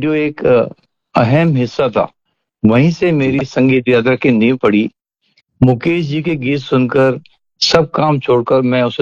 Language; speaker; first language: Hindi; native; Hindi